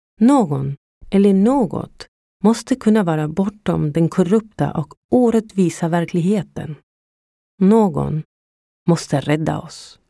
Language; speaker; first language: Swedish; non-native, fluent; Spanish